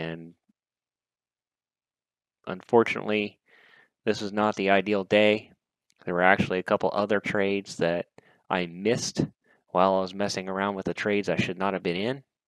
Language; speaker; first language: English; native; English